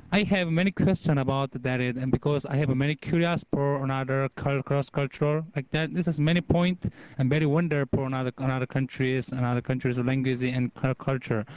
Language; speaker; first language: English; non-native, learner; Korean